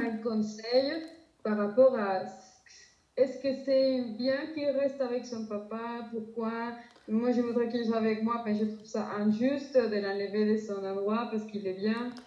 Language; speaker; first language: French; non-native, fluent; Spanish